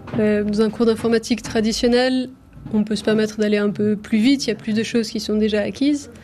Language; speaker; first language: French; native; French